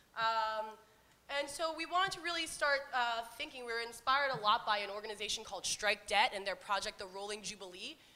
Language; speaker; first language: English; native; English